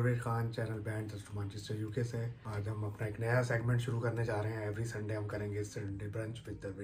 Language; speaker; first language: Urdu; native; Urdu